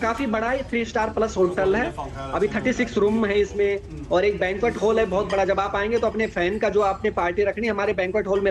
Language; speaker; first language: Hindi; native; Hindi